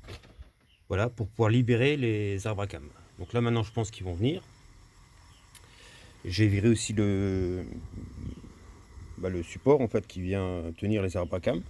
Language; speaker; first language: French; native; French